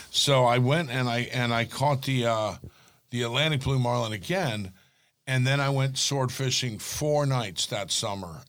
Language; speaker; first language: English; native; English